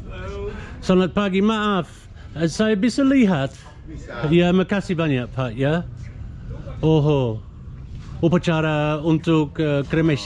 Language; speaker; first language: Indonesian; non-native, learner; English